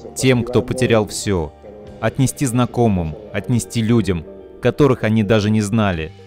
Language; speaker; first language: Russian; non-native, fluent; Spanish